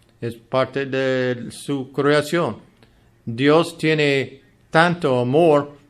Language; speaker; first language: Spanish; non-native, learner; English